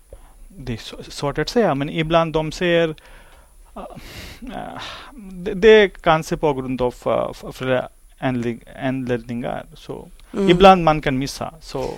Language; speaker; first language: Swedish; non-native, learner; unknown